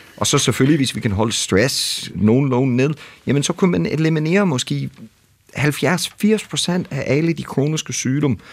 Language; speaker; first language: Danish; non-native, fluent; English